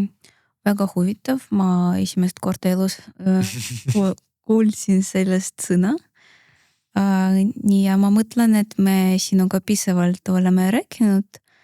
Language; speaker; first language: Estonian; non-native, local second language; Russian